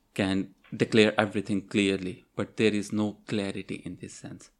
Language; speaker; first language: English; non-native, local second language; Urdu